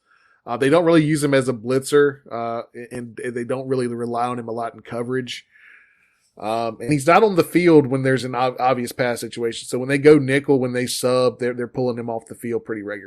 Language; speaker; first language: English; native; English